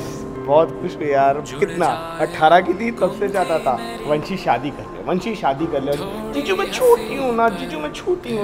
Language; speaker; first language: Hindi; native; Hindi